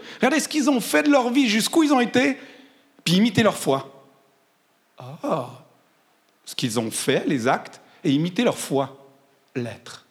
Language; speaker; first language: French; native; French